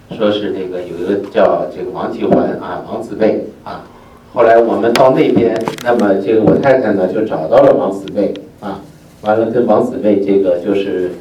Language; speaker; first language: Chinese; native; Chinese